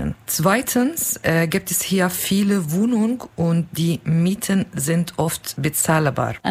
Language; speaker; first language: German; non-native, learner; Kurdish